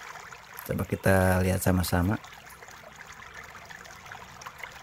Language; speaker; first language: Indonesian; native; Indonesian